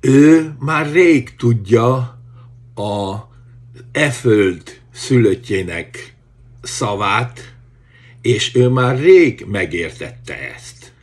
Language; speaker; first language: Hungarian; native; Hungarian